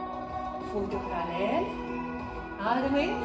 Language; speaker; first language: Dutch; non-native, learner; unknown